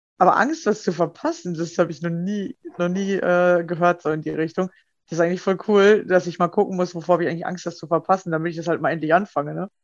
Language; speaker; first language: German; native; German